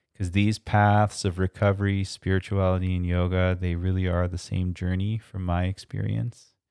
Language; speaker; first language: English; early bilingual, other home language; German